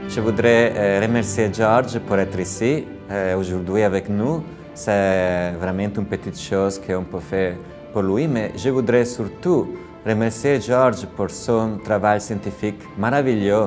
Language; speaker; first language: French; non-native, fluent; Italian